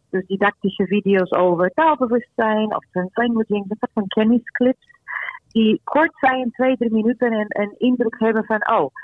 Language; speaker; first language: Dutch; non-native, fluent; Portuguese